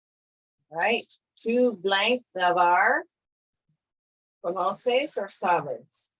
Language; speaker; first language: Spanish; non-native, fluent; English